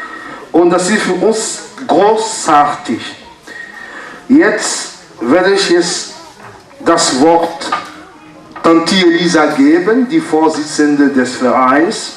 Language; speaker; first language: German; non-native, fluent; French